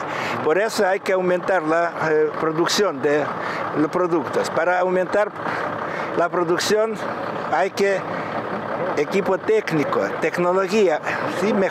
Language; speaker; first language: Spanish; non-native, fluent; Russian